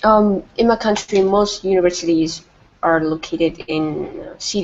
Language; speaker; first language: English; non-native, fluent; Vietnamese